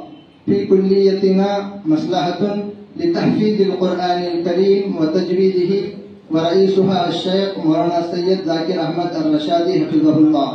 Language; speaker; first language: Arabic; non-native, learner; Urdu